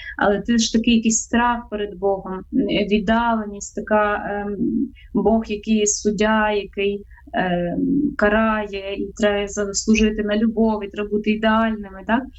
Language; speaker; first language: Ukrainian; native; Ukrainian